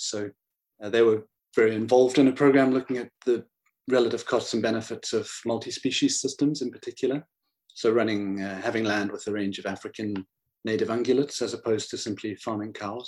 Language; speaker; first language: English; native; English